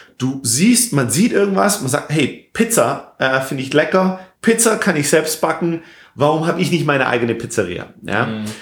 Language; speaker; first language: German; non-native, fluent; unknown